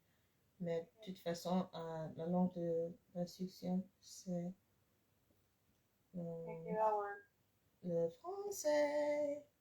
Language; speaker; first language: French; non-native, fluent; English